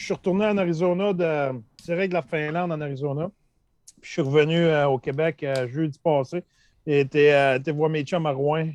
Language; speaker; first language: French; native; French